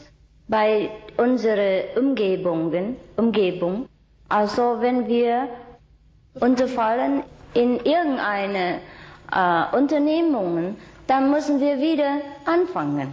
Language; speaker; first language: German; non-native, learner; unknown